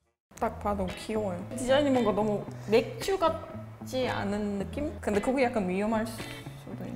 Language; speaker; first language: Korean; non-native, fluent; Estonian